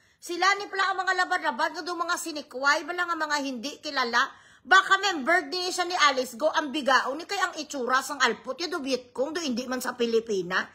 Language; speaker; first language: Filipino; non-native, local second language; Hiligaynon